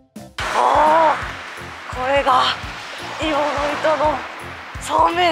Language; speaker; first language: Japanese; native; Japanese